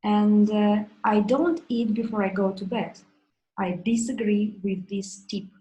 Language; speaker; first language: English; non-native, fluent; Russian